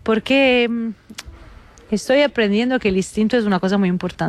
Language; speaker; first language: Spanish; non-native, fluent; Italian